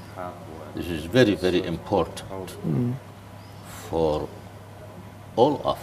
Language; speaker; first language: English; non-native, fluent; Arabic